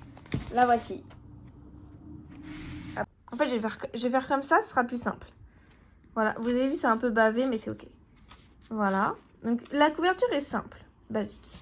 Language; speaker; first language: French; native; French